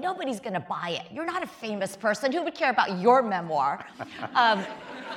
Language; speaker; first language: English; early bilingual, other home language; Chinese